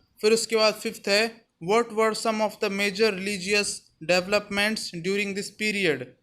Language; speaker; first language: Hindi; native; Hindi